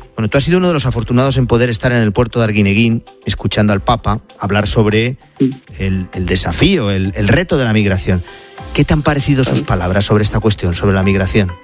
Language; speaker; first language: Spanish; native; Spanish